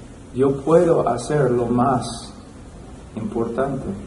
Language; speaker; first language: Spanish; non-native, fluent; English